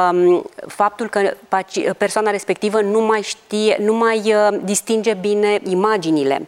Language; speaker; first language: Romanian; native; Romanian